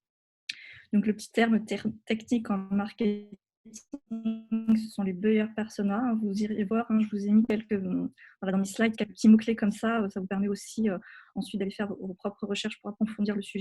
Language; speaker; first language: French; native; French